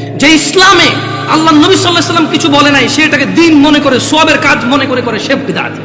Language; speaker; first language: Bangla; early bilingual, heritage; Bangla